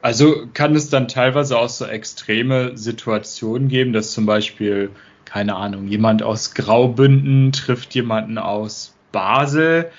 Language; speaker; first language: German; native; German